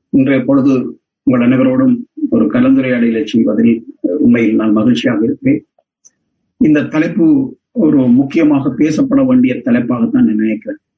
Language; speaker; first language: Tamil; native; Tamil